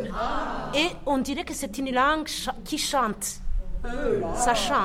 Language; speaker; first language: French; non-native, local second language; Kinyarwanda